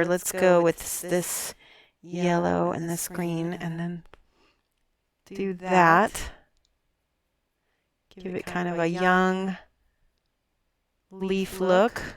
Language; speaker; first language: English; native; English